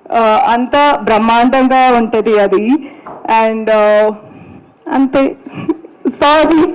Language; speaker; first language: Telugu; non-native, learner; Tamil